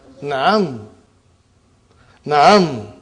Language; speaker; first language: Arabic; non-native, fluent; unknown